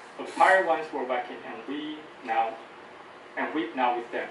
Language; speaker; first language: English; non-native, fluent; Chinese